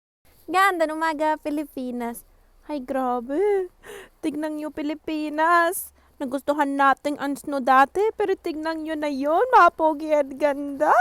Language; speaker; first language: Filipino; non-native, learner; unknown